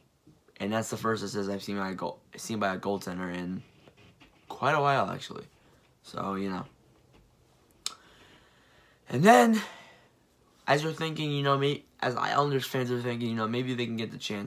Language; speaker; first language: English; native; English